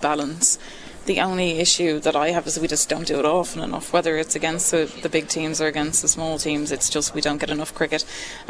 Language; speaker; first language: English; native; English